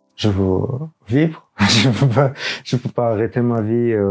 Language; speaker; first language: French; non-native, learner; Urdu